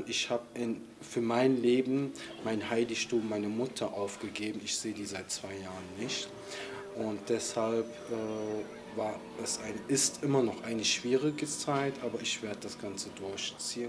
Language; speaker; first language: German; early bilingual, other home language; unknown